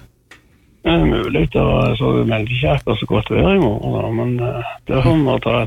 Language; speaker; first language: Norwegian; native; Norwegian